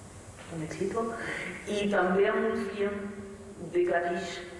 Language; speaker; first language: Portuguese; non-native, learner; French